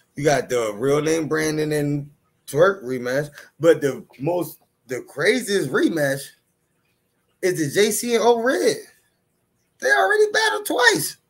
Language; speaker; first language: English; native; English